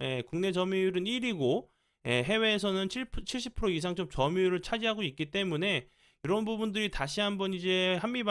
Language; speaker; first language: Korean; native; Korean